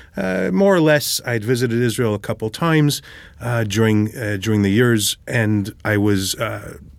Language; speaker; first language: English; early bilingual, other home language; Hebrew